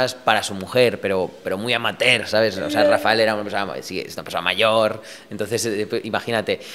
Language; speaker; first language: Spanish; early bilingual, other home language; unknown